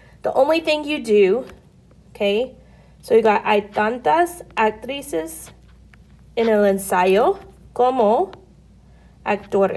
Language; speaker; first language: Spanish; non-native, fluent; English